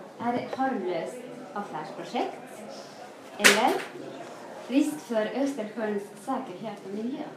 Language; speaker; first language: Swedish; non-native, fluent; Estonian